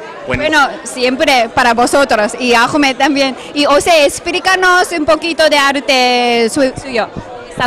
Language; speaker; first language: Spanish; non-native, learner; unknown